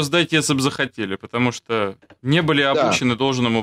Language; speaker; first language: Russian; native; Russian